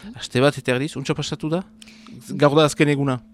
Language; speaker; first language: Basque; native; Basque